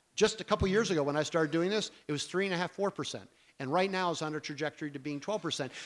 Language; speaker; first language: English; native; English